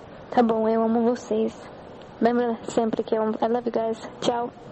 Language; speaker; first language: Portuguese; non-native, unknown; English